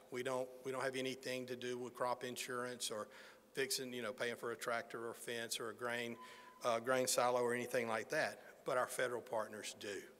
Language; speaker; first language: English; native; English